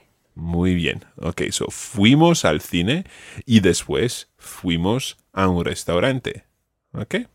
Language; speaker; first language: Spanish; non-native, fluent; English